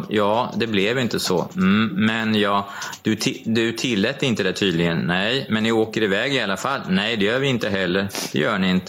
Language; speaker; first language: Swedish; native; Swedish